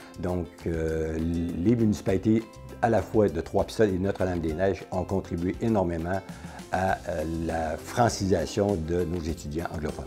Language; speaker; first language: French; native; French